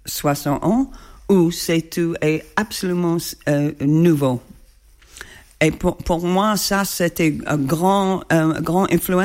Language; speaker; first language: French; non-native, learner; English